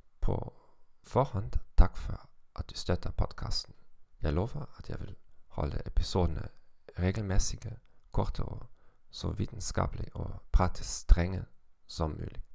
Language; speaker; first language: Norwegian; non-native, fluent; German